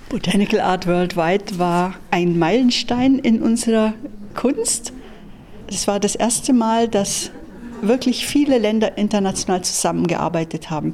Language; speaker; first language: German; native; German